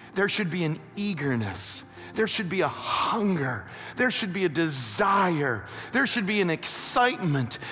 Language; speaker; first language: English; native; English